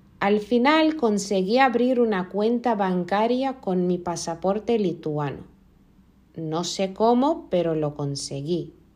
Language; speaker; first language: Spanish; non-native, fluent; Lithuanian